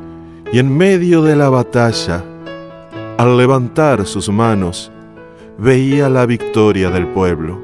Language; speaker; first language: Spanish; native; Spanish